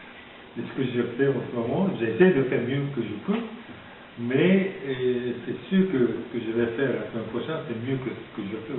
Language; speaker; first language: French; non-native, fluent; Japanese